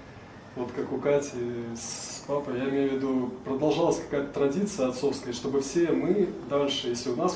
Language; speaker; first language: Russian; native; Russian